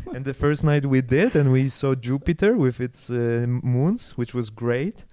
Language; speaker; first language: English; non-native, fluent; Polish